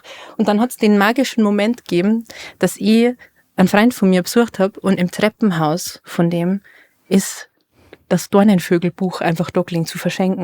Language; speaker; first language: German; native; German